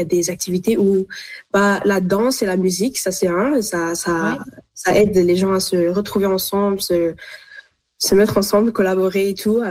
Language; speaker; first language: French; non-native, local second language; Arabic